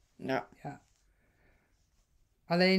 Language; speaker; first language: Dutch; native; Dutch